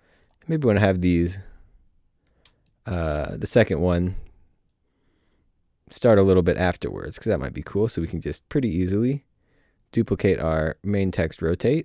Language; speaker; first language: English; native; English